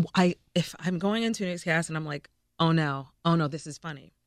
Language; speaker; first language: English; native; English